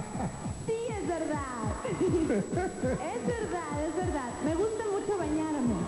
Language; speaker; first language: Portuguese; non-native, learner; Spanish